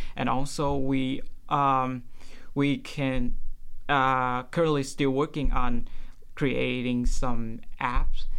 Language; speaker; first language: English; non-native, fluent; Vietnamese